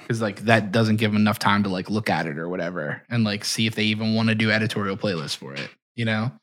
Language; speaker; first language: English; native; English